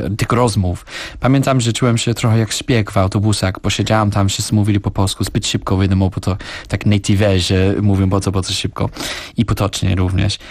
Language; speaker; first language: Polish; non-native, fluent; English